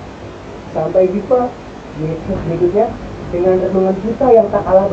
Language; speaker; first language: Indonesian; native; Indonesian